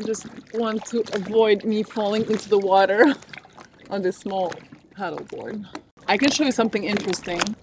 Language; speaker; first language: English; non-native, fluent; French